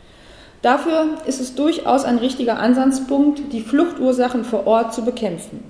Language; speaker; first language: German; native; German